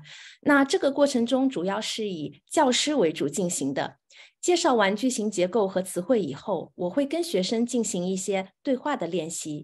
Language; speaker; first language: Chinese; native; Chinese